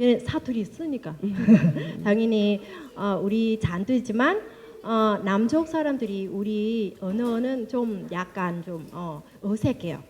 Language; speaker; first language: Korean; non-native, learner; Vietnamese